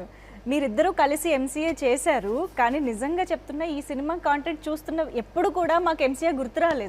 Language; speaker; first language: Telugu; native; Telugu